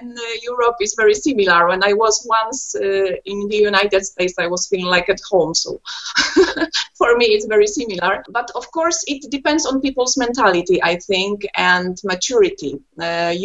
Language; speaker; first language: English; non-native, fluent; Polish